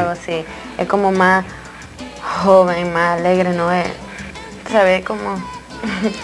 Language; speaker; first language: Spanish; early bilingual, heritage; Spanish